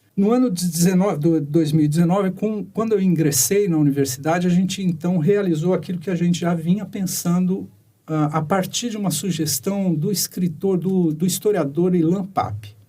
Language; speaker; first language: Portuguese; native; Portuguese